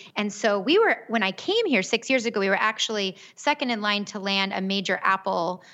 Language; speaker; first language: English; native; English